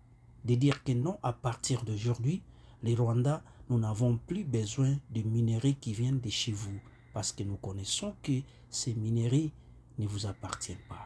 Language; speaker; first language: French; non-native, local second language; Kinyarwanda